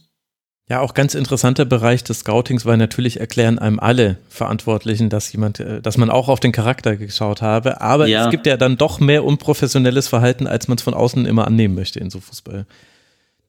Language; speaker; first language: German; native; German